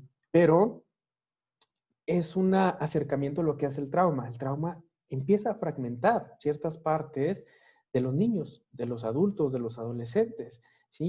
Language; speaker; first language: Spanish; native; Spanish